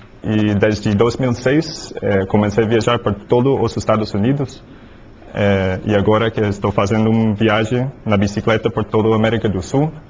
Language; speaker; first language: Portuguese; non-native, learner; English